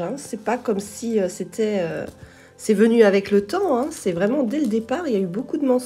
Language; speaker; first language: French; native; French